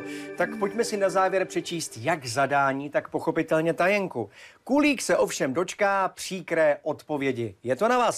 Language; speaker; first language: Czech; native; Czech